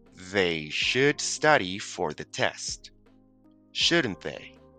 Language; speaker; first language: English; non-native, fluent; Spanish